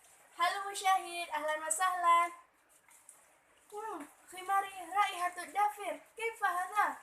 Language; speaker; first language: Arabic; non-native, learner; Indonesian